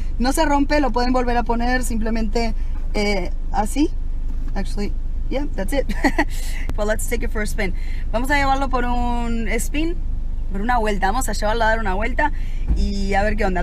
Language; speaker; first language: Spanish; early bilingual, heritage; Spanish